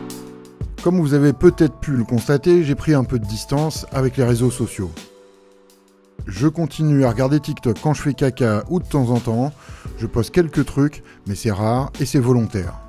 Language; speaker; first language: French; native; French